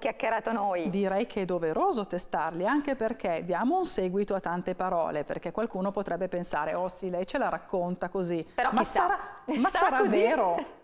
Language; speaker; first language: Italian; native; Italian